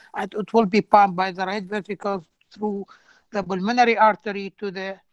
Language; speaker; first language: English; non-native, fluent; Arabic